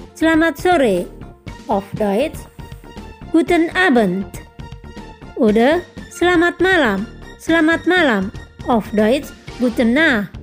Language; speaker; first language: German; non-native, fluent; Indonesian